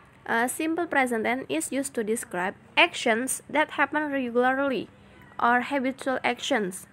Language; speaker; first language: English; non-native, fluent; Indonesian